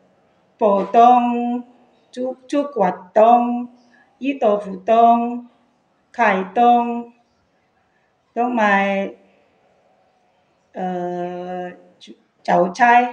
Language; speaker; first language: Cantonese; non-native, learner; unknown